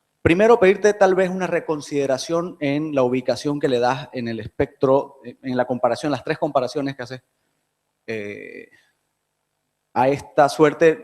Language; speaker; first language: Spanish; native; Spanish